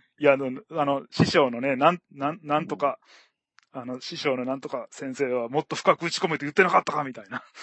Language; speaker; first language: Japanese; native; Japanese